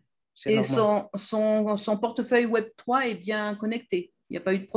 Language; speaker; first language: French; native; French